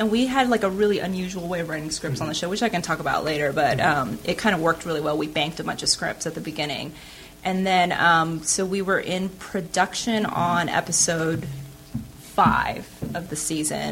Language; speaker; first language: English; native; English